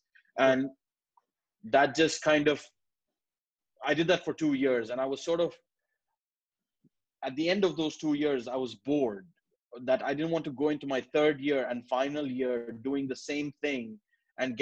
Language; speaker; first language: English; non-native, local second language; Urdu